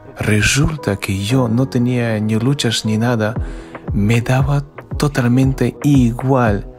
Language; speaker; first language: Spanish; non-native, fluent; Ukrainian